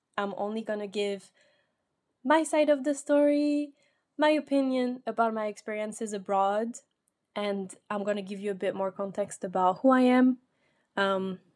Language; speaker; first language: English; non-native, fluent; French